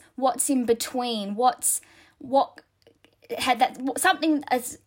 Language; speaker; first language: English; native; English